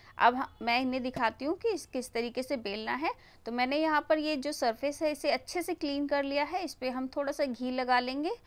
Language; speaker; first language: Hindi; native; Hindi